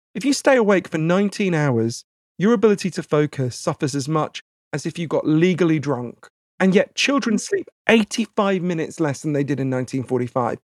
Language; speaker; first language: English; native; English